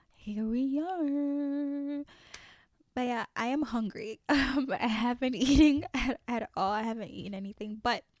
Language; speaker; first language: English; early bilingual, other home language; French